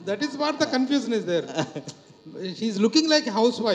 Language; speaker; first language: Telugu; native; Telugu